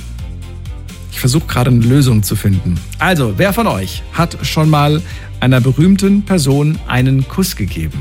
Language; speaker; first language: German; native; German